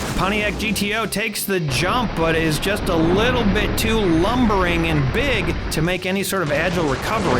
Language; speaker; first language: English; native; English